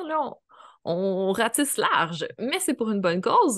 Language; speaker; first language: French; native; French